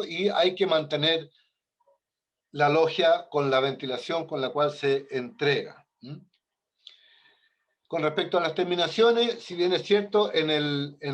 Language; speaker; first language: Spanish; native; Spanish